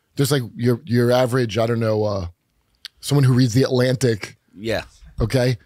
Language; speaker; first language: English; native; English